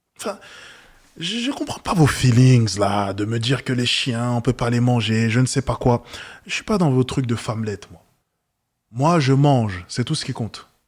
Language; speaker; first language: French; native; French